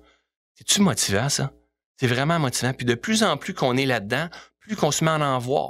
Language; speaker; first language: French; native; French